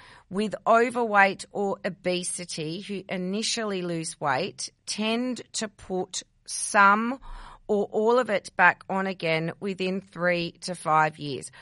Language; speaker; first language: English; early bilingual, other home language; Italian